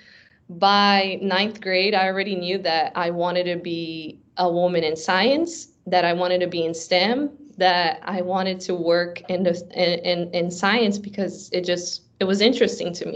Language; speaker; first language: English; early bilingual, other home language; Portuguese